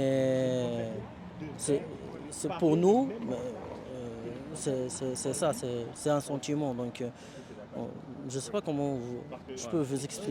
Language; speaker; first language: French; non-native, learner; Arabic